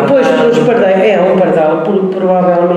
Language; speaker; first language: Portuguese; native; Portuguese